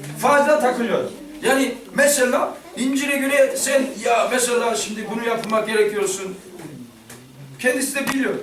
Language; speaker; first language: Turkish; non-native, learner; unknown